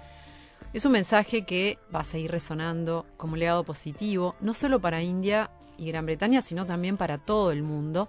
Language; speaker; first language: Spanish; native; Spanish